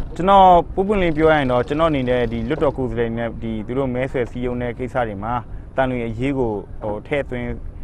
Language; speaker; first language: Burmese; non-native, local second language; Karen languages